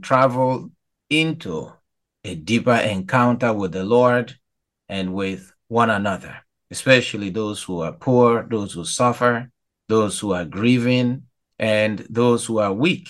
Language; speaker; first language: English; non-native, local second language; Igbo